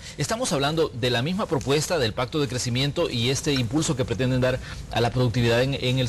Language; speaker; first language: Spanish; native; Spanish